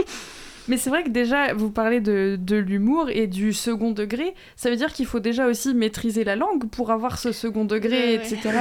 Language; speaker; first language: French; native; French